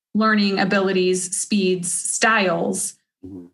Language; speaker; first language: English; native; English